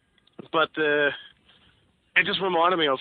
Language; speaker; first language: English; native; English